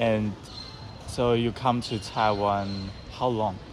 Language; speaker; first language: English; non-native, learner; Chinese